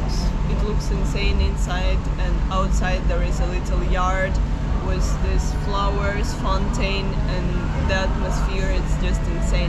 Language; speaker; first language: English; non-native, fluent; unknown